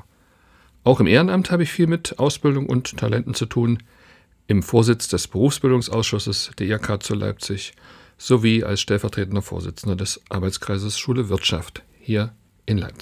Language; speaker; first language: German; native; German